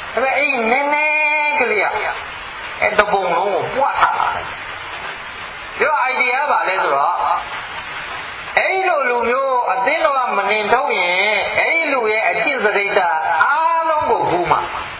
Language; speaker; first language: Burmese; non-native, local second language; Hakha Chin